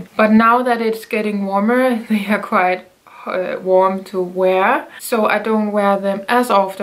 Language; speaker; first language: English; non-native, fluent; Danish